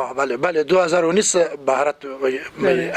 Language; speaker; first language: Hindi; non-native, learner; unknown